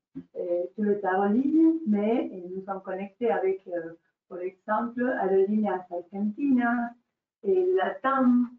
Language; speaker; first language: French; non-native, learner; Spanish